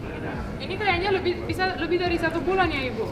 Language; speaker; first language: Indonesian; non-native, fluent; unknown